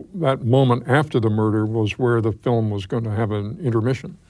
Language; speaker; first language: English; native; English